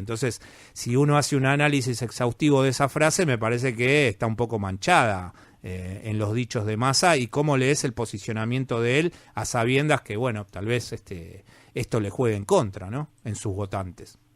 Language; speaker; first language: Spanish; native; Spanish